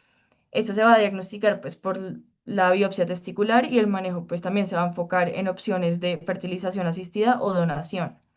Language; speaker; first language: Spanish; native; Spanish